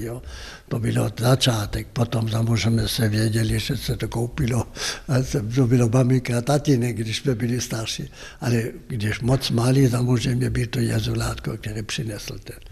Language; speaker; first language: Czech; non-native, local second language; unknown